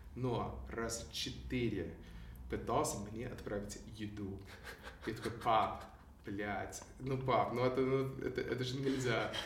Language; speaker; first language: Russian; non-native, fluent; English